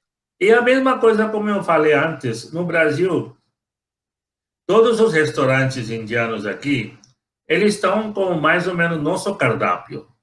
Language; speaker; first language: Portuguese; non-native, fluent; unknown